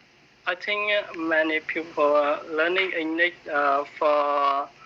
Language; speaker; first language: English; non-native, learner; Vietnamese